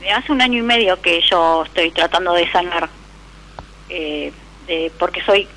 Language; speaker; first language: Spanish; native; Spanish